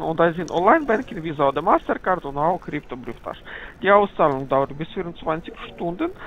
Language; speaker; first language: German; non-native, fluent; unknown